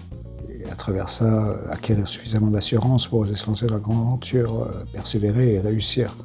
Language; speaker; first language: French; native; French